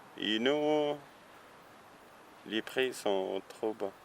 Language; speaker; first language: French; non-native, learner; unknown